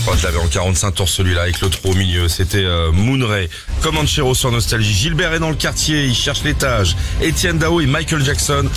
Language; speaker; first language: French; native; French